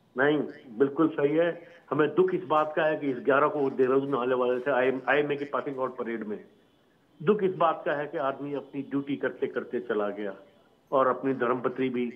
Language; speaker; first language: Hindi; native; Hindi